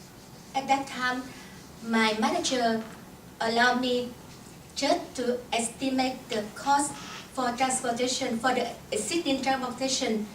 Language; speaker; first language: English; non-native, learner; Vietnamese